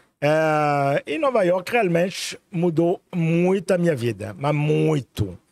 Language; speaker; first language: Portuguese; non-native, fluent; French